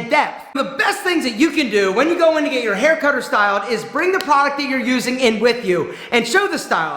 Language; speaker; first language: English; native; English